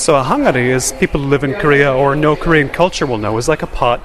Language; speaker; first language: English; native; English